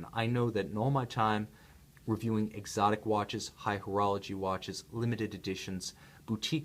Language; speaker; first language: English; native; English